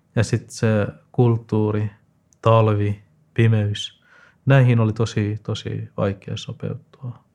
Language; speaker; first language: Finnish; non-native, fluent; Persian